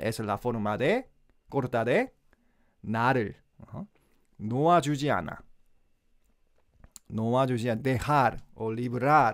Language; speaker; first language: Spanish; non-native, learner; Korean